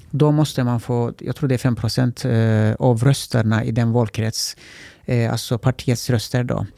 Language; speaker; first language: Swedish; early bilingual, other home language; Turkish